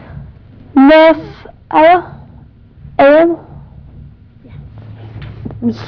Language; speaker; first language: French; non-native, learner; English